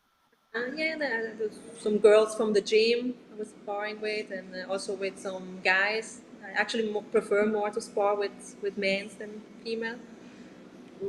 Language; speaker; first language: English; non-native, learner; Italian